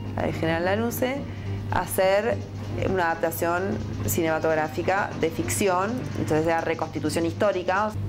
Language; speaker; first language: Spanish; early bilingual, heritage; Spanish